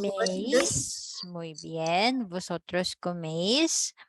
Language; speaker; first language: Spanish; non-native, fluent; Filipino